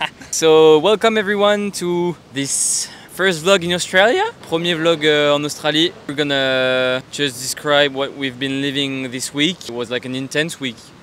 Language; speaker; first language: English; non-native, fluent; French